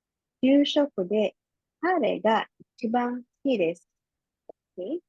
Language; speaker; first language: Japanese; non-native, fluent; Filipino